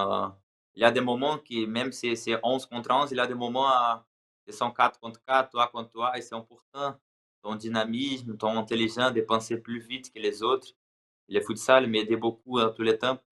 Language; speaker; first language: French; non-native, learner; Portuguese